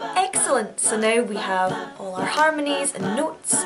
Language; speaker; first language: English; native; English